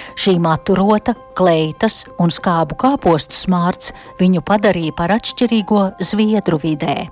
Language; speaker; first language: Latvian; native; Latvian